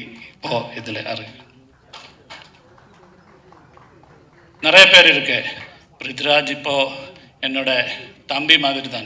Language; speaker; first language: Tamil; non-native, learner; Malayalam